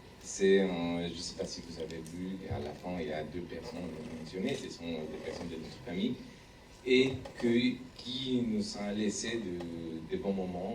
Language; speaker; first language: French; non-native, learner; Spanish